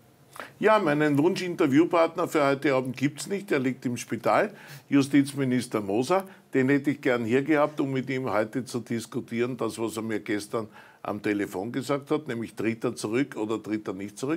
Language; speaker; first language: German; native; German